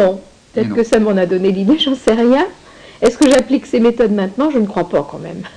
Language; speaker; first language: French; native; French